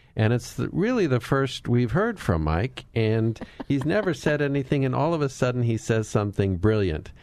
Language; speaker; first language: English; native; English